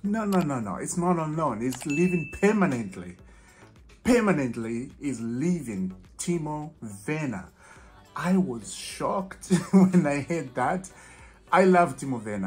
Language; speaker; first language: English; non-native, fluent; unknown